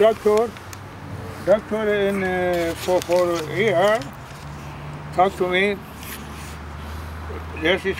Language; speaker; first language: English; non-native, learner; Persian